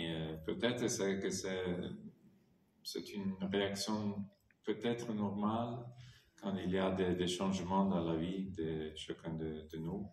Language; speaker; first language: French; non-native, fluent; Italian